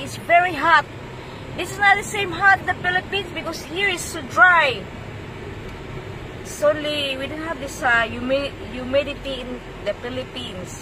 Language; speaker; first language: English; non-native, local second language; Cebuano